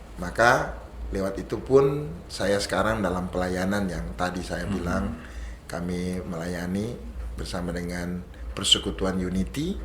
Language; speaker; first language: Indonesian; native; Indonesian